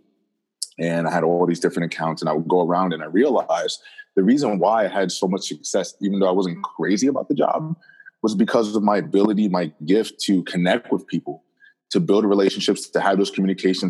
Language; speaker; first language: English; native; English